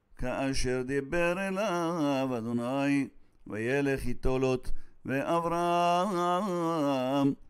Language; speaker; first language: Hebrew; native; Hebrew